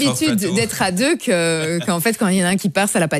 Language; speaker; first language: French; native; French